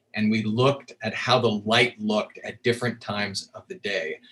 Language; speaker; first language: English; native; English